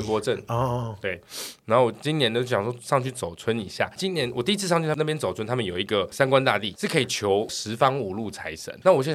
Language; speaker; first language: Chinese; native; Chinese